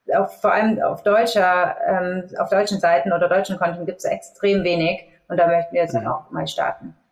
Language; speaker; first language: German; native; German